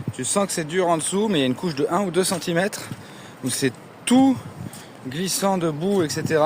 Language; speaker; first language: French; native; French